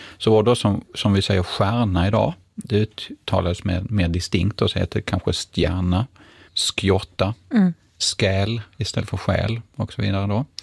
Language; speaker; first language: Swedish; native; Swedish